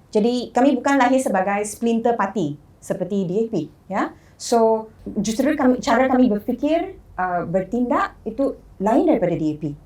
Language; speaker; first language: Malay; non-native, local second language; Chinese